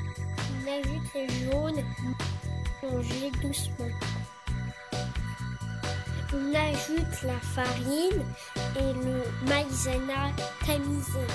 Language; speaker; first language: French; early bilingual, other home language; Romanian